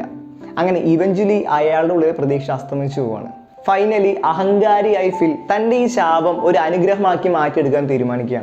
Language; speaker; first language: Malayalam; native; Malayalam